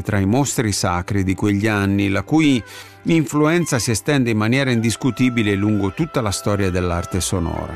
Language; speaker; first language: Italian; native; Italian